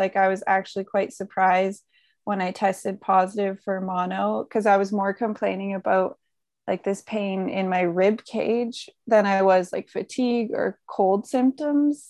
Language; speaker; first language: English; native; English